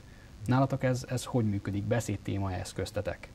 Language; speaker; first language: Hungarian; native; Hungarian